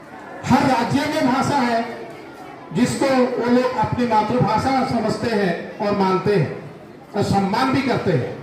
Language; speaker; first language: Hindi; non-native, local second language; Odia